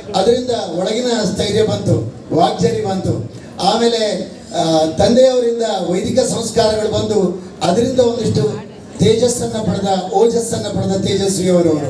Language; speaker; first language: Kannada; native; Kannada